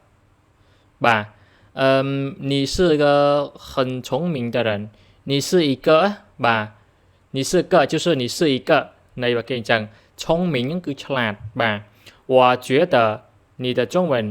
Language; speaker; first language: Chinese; non-native, fluent; Khmer